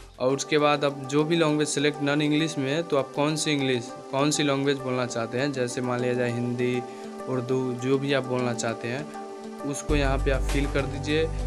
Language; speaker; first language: Hindi; native; Hindi